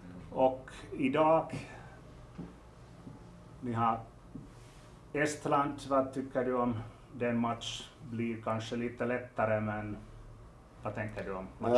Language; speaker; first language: Swedish; non-native, local second language; Finnish